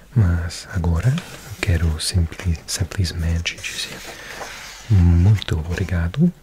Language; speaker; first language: Portuguese; non-native, learner; English